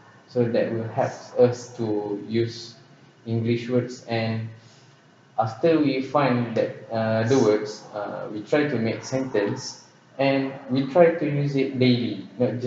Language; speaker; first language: English; non-native, local second language; Malay